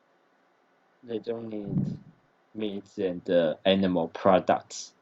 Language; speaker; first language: English; non-native, learner; Chinese